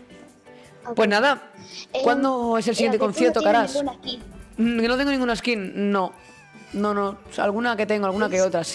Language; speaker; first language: Spanish; native; Spanish